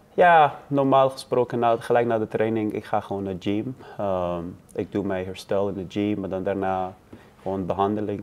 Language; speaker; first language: Dutch; non-native, learner; Persian